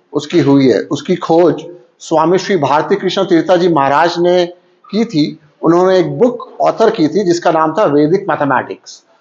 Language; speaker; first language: Hindi; native; Hindi